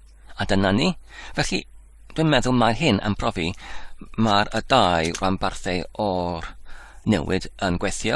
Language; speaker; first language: Welsh; non-native, learner; Polish